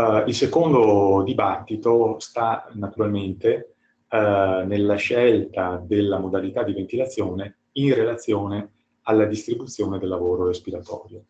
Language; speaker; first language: Italian; native; Italian